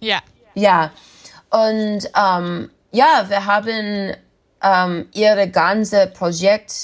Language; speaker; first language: German; non-native, learner; English